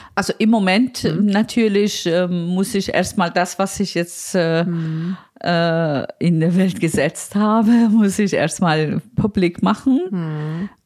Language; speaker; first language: German; non-native, fluent; Persian